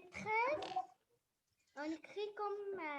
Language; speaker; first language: French; non-native, learner; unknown